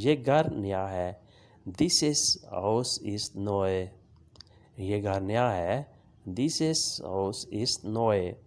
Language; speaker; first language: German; non-native, fluent; Urdu